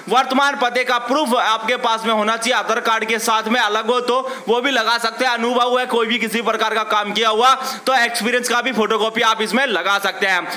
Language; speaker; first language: Hindi; native; Hindi